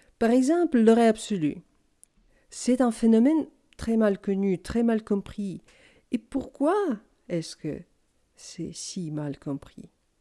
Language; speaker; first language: French; non-native, fluent; Russian